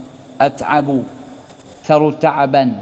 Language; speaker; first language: Arabic; non-native, fluent; Indonesian